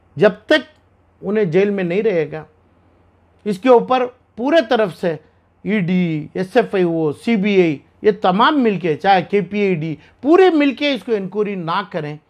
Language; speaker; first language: Hindi; non-native, local second language; Urdu